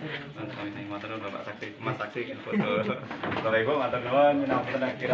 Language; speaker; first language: Indonesian; native; Indonesian